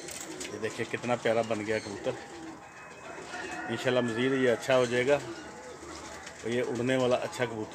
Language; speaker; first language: Hindi; non-native, local second language; Punjabi